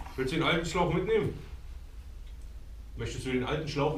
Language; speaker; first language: German; native; German